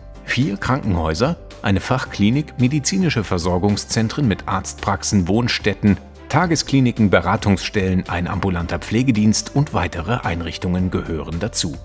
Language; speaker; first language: German; native; German